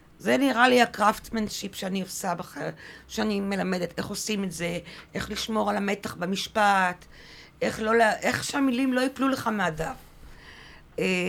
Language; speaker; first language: Hebrew; early bilingual, other home language; French